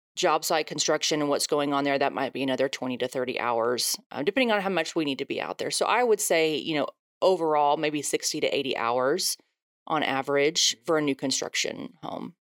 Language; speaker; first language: English; native; English